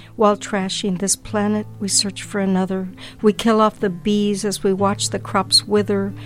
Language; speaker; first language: English; early bilingual, other home language; Spanish